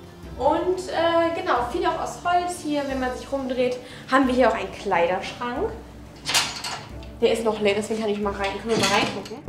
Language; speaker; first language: German; native; German